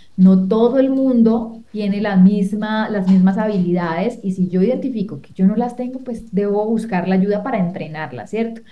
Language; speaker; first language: Spanish; native; Spanish